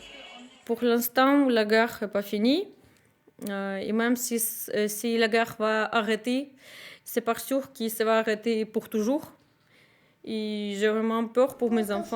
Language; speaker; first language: French; non-native, learner; Ukrainian